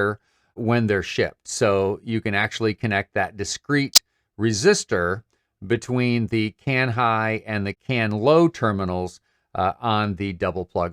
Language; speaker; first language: English; native; English